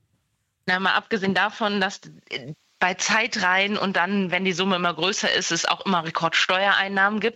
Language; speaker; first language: German; native; German